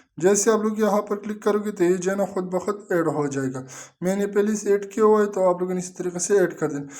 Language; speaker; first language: Urdu; non-native, local second language; Punjabi